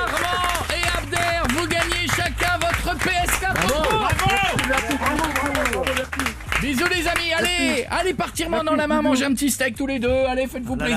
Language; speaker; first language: French; native; French